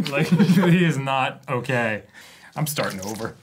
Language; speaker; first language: English; native; English